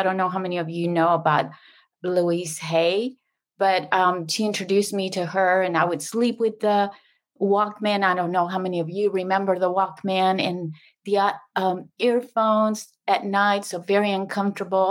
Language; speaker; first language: English; non-native, fluent; Spanish